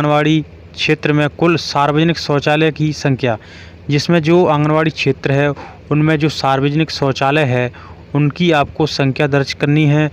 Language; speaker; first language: Hindi; native; Hindi